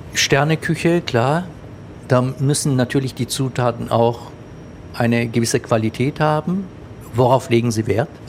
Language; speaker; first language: German; early bilingual, other home language; Turkish